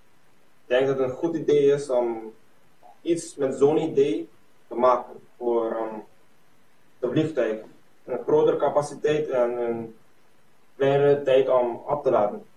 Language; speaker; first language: Dutch; non-native, local second language; Papiamento